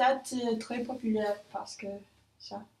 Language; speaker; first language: French; non-native, learner; English